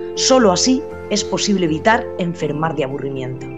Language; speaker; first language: Spanish; native; Spanish